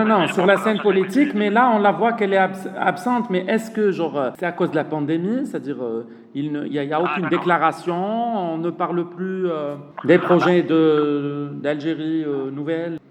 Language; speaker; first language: French; non-native, local second language; Arabic